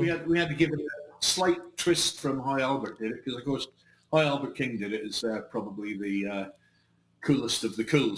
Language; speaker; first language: English; native; English